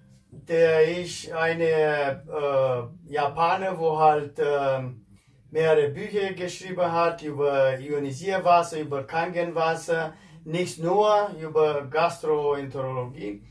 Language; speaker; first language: German; non-native, fluent; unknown